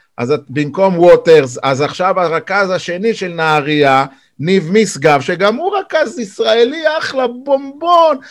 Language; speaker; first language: Hebrew; native; Hebrew